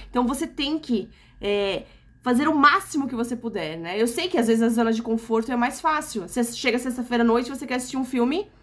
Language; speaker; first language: Portuguese; native; Portuguese